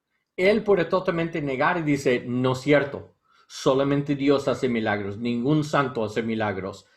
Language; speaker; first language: Spanish; non-native, learner; English